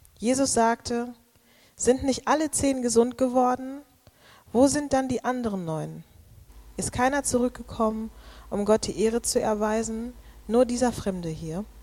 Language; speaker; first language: German; native; German